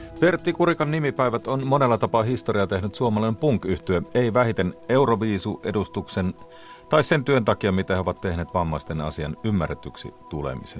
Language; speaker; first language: Finnish; native; Finnish